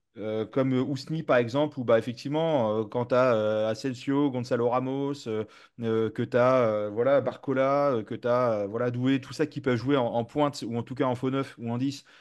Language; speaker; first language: French; native; French